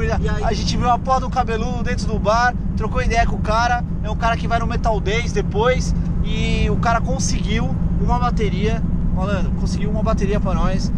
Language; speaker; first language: Portuguese; native; Portuguese